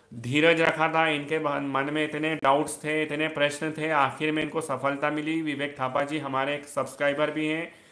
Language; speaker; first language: Hindi; native; Hindi